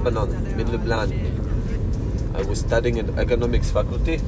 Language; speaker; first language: English; non-native, learner; Russian